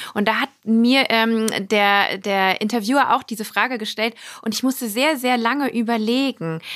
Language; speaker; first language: German; native; German